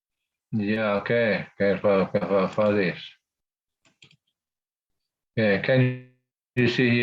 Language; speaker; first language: English; non-native, fluent; Indonesian